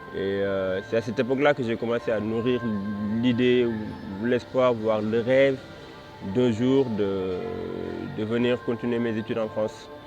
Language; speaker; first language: French; non-native, local second language; Wolof